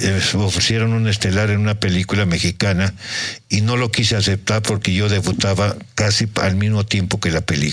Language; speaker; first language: Spanish; native; Spanish